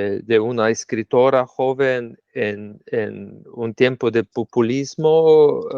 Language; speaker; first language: Spanish; non-native, fluent; Slovenian